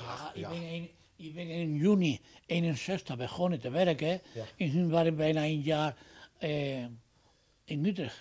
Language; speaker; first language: Dutch; non-native, learner; Spanish